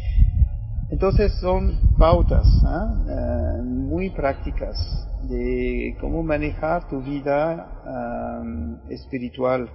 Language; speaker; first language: Spanish; non-native, fluent; French